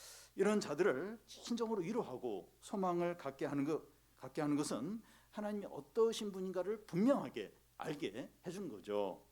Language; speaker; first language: Korean; native; Korean